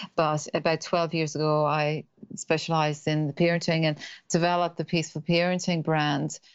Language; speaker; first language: English; native; English